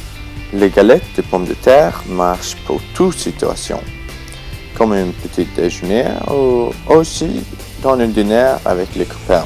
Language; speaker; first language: French; non-native, learner; Swedish